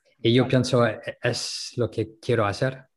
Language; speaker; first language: Spanish; non-native, local second language; French